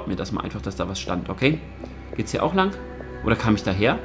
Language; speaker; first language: German; native; German